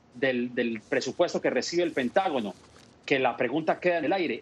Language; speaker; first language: Spanish; native; Spanish